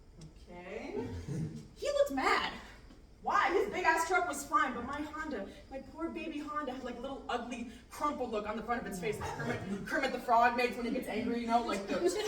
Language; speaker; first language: English; native; English